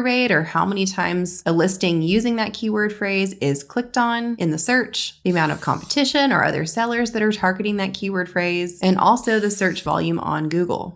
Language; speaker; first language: English; native; English